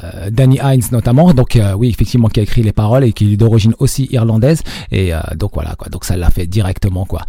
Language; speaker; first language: French; non-native, local second language; Arabic